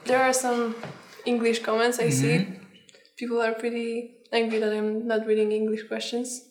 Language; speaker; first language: English; non-native, fluent; Polish